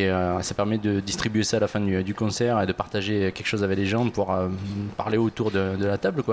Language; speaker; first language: French; native; French